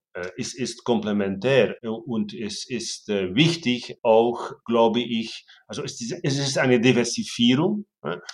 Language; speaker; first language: German; non-native, fluent; Dutch